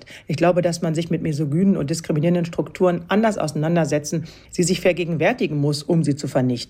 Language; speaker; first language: German; native; German